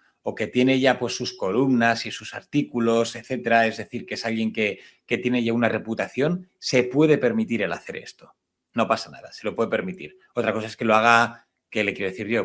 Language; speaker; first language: Spanish; native; Spanish